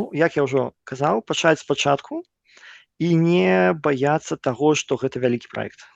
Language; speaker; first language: Belarusian; non-native, local second language; Russian